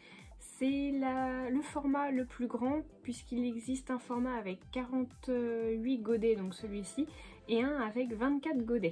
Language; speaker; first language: French; native; French